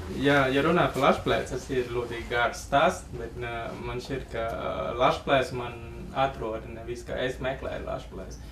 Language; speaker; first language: Latvian; non-native, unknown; Vietnamese